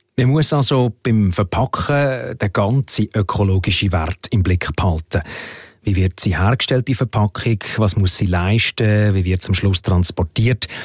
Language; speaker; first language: German; native; German